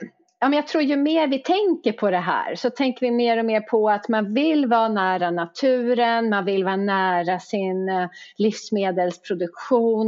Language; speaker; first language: Swedish; native; Swedish